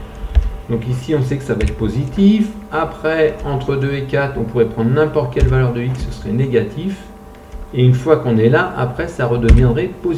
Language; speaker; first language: French; native; French